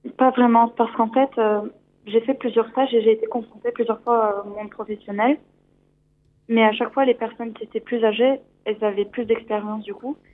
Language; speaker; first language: French; native; French